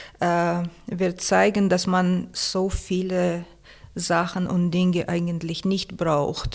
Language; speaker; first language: German; non-native, fluent; Russian